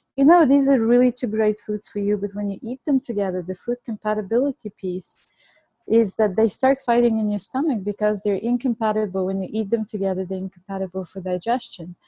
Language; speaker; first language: English; non-native, fluent; Bulgarian